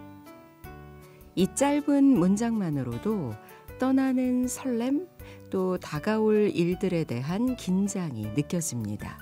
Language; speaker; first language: Korean; native; Korean